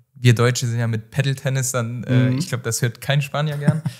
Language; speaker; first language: German; native; German